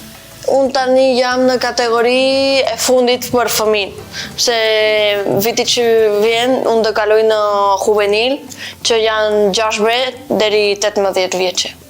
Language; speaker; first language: Albanian; early bilingual, heritage; Albanian